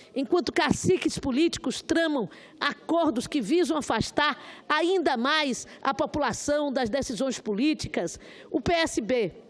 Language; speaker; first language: Portuguese; native; Portuguese